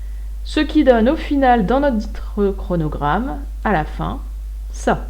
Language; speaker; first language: French; native; French